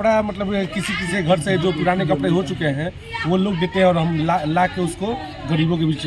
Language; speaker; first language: Hindi; native; Hindi